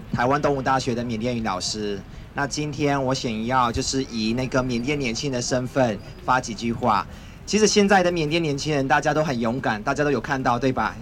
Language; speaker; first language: Chinese; non-native, fluent; Burmese